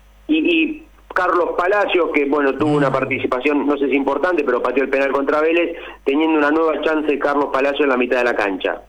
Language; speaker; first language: Spanish; native; Spanish